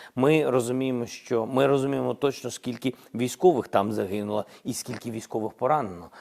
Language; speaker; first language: Ukrainian; non-native, local second language; Russian